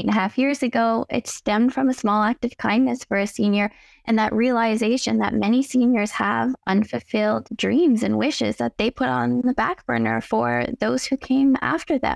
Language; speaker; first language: English; native; English